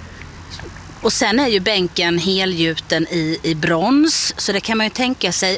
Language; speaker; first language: Swedish; native; Swedish